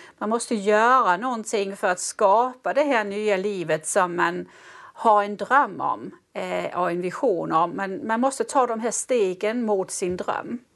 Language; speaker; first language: Swedish; native; Swedish